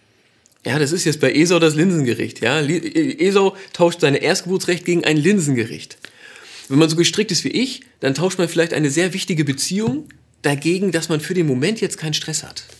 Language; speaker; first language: German; native; German